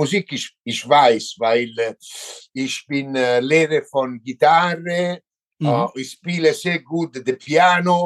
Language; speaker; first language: German; non-native, learner; Italian